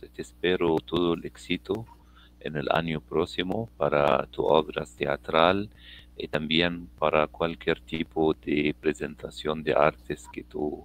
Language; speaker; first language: Spanish; non-native, learner; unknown